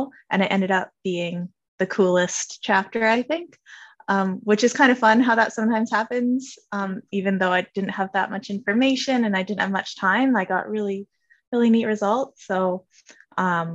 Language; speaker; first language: English; native; English